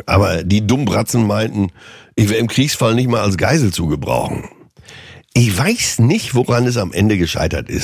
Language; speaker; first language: German; native; German